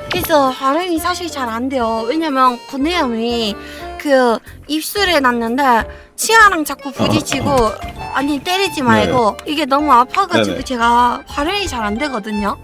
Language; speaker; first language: Korean; native; Korean